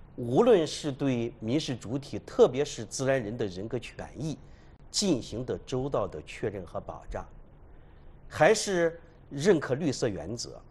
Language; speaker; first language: Chinese; native; Chinese